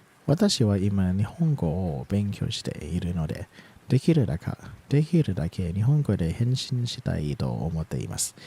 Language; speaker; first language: Japanese; non-native, learner; Thai